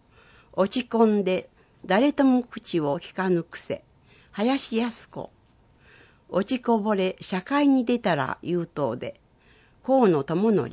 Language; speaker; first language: Japanese; native; Japanese